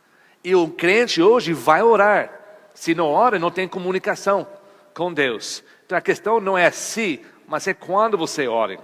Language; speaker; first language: Portuguese; non-native, fluent; English